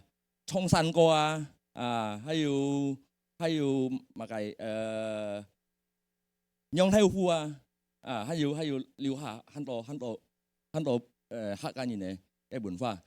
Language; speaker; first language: Chinese; early bilingual, heritage; Hakka Chinese